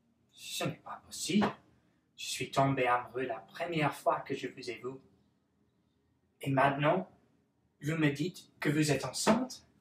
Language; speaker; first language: French; non-native, learner; English